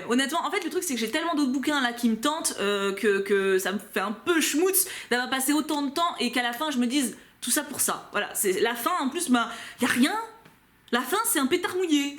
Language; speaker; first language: French; native; French